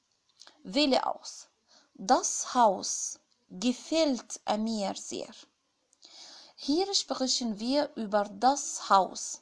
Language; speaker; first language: German; non-native, fluent; Arabic